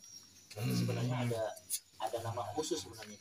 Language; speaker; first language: Indonesian; native; Indonesian